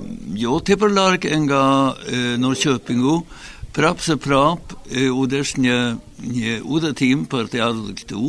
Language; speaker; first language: Albanian; non-native, fluent; Swedish